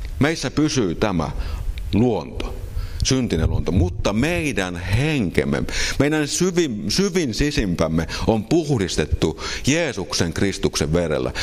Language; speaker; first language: Finnish; native; Finnish